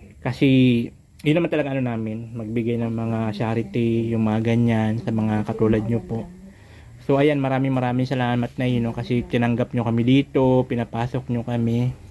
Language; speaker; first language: Filipino; native; Filipino